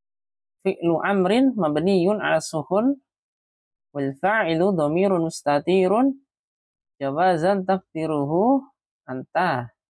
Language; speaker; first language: Arabic; non-native, fluent; Indonesian